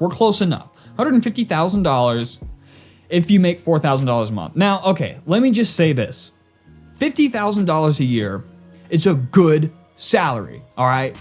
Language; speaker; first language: English; native; English